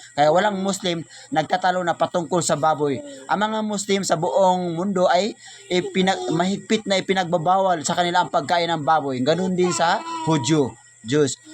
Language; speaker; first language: Filipino; non-native, local second language; Maranao